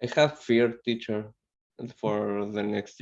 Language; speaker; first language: English; non-native, learner; Spanish